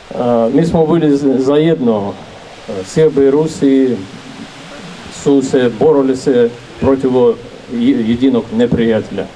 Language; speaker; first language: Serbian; non-native, learner; Russian